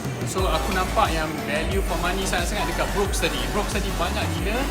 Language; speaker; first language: Malay; native; Malay